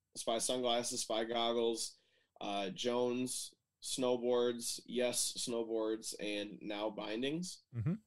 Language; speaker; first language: English; native; English